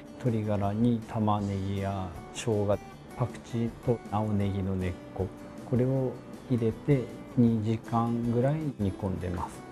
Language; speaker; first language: Japanese; native; Japanese